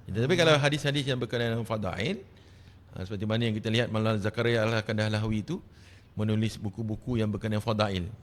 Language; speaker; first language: Malay; native; Malay